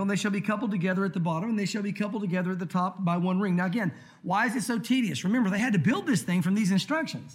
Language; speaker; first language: English; native; English